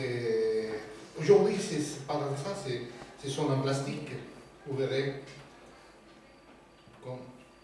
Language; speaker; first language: French; non-native, learner; Spanish